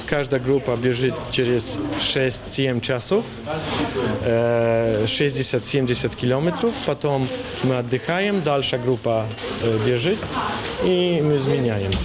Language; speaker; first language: Russian; non-native, learner; Polish